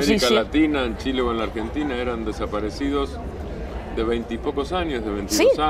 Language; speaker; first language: Spanish; native; Spanish